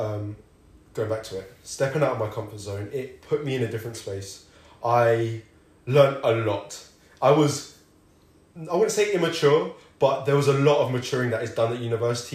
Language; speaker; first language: English; native; English